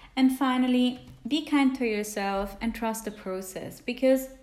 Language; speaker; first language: English; non-native, fluent; Italian